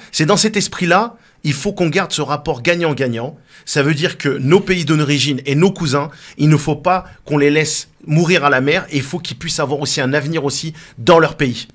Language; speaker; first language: French; early bilingual, other home language; Arabic